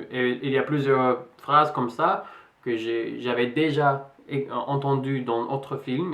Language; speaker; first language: French; non-native, fluent; English